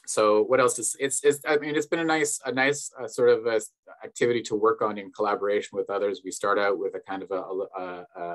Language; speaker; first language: English; native; English